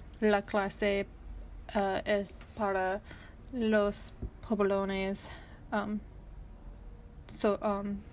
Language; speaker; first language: Spanish; non-native, learner; English